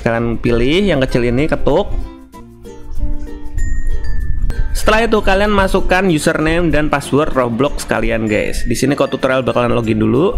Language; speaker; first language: Indonesian; native; Indonesian